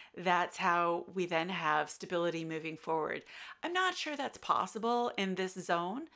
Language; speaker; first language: English; native; English